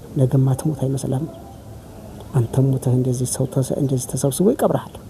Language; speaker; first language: Amharic; native; Amharic